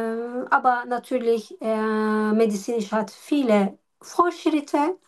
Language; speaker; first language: German; non-native, learner; Turkish